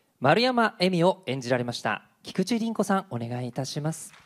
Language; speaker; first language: Japanese; native; Japanese